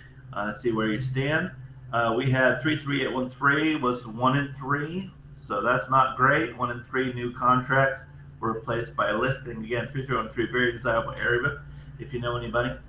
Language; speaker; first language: English; native; English